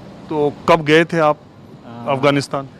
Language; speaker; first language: Hindi; native; Hindi